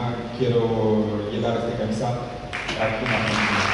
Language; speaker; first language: Spanish; non-native, learner; French